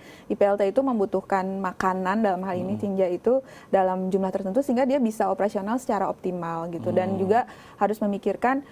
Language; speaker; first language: Indonesian; native; Indonesian